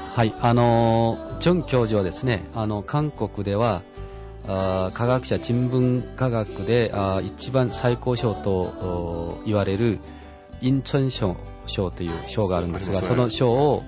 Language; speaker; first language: Japanese; non-native, fluent; Korean